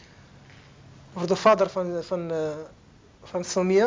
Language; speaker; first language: Dutch; non-native, learner; Arabic